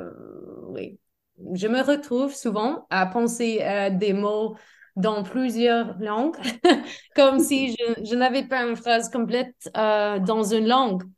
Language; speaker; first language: French; non-native, fluent; English